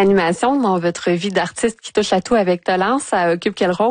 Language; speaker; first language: French; native; French